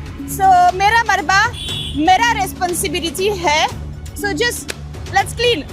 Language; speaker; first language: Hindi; non-native, learner; French